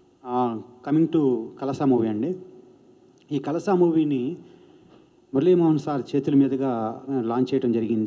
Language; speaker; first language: Telugu; native; Telugu